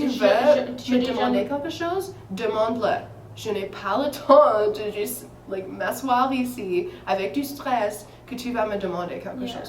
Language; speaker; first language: French; non-native, fluent; English